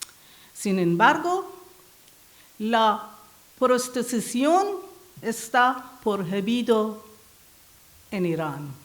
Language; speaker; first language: Spanish; non-native, learner; Persian